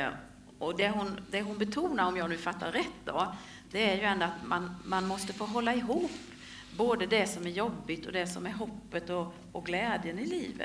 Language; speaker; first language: Swedish; native; Swedish